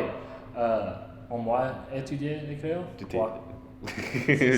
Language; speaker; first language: French; non-native, learner; English